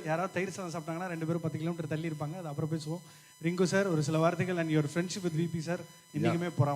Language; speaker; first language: Tamil; native; Tamil